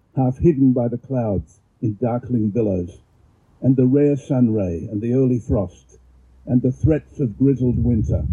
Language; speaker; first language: English; native; English